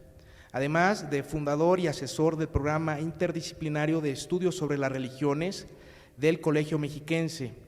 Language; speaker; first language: Spanish; native; Spanish